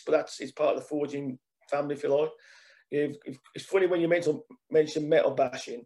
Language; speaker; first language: English; native; English